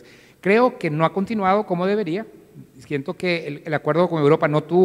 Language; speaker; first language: Spanish; native; Spanish